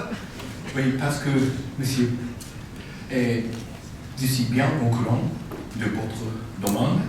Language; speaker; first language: French; non-native, fluent; Japanese